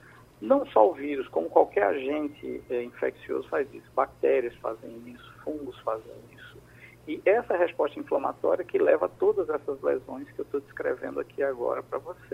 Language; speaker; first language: Portuguese; native; Portuguese